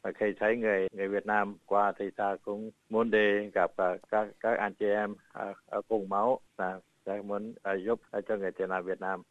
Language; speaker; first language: Vietnamese; early bilingual, heritage; Vietnamese